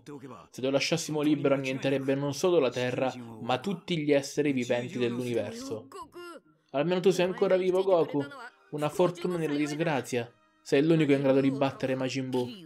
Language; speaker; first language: Italian; native; Italian